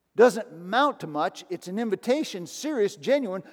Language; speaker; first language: English; native; English